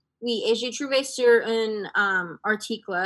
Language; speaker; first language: French; non-native, fluent; English